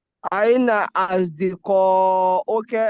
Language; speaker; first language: Arabic; non-native, learner; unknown